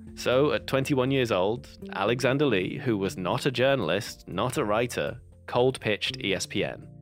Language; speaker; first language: English; native; English